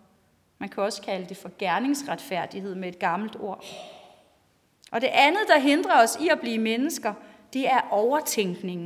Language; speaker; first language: Danish; native; Danish